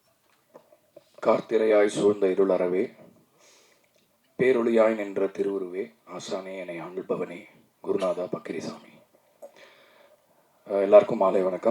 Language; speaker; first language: Tamil; native; Tamil